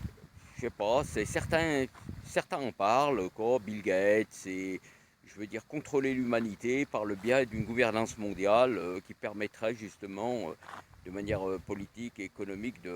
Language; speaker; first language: French; native; French